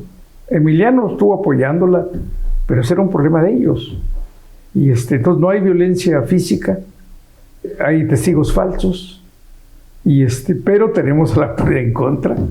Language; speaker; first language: Spanish; native; Spanish